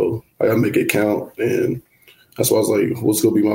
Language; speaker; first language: English; native; English